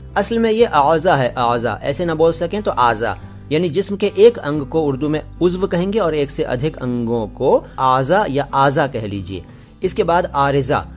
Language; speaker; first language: Hindi; native; Hindi